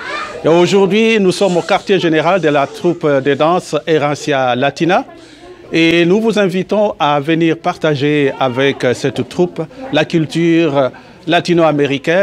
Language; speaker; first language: French; native; French